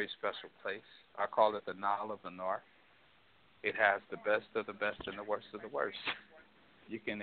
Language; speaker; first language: English; native; English